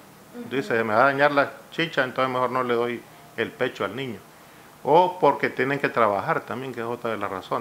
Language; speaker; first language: Spanish; native; Spanish